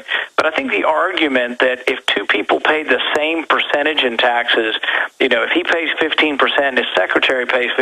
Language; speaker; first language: English; native; English